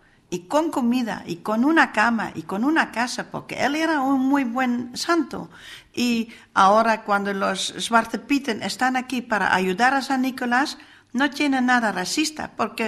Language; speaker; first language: Spanish; non-native, fluent; Dutch